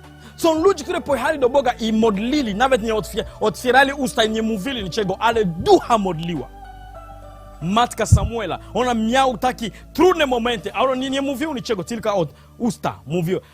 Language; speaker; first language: Polish; non-native, learner; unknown